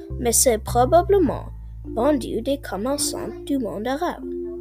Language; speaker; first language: French; non-native, learner; English